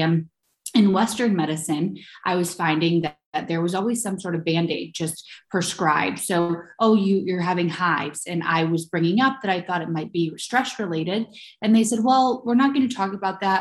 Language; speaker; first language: English; native; English